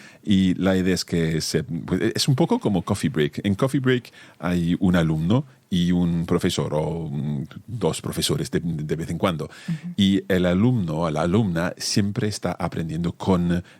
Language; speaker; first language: Spanish; non-native, fluent; English